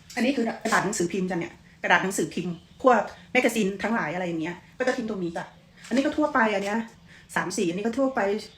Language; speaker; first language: Thai; native; Thai